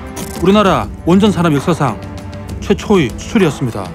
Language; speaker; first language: Korean; native; Korean